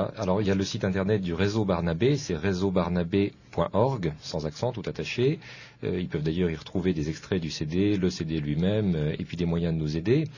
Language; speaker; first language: French; native; French